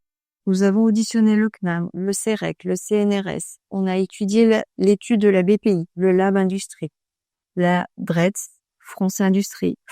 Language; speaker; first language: French; native; French